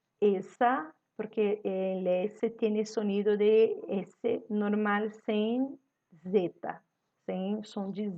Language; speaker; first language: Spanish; non-native, learner; Portuguese